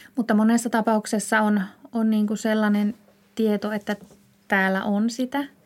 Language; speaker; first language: Finnish; native; Finnish